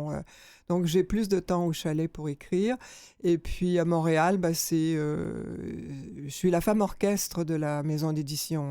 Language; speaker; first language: French; native; French